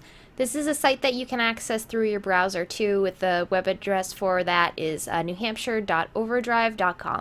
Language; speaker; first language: English; native; English